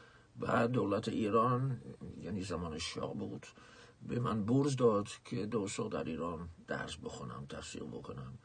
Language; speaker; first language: Persian; non-native, fluent; Dutch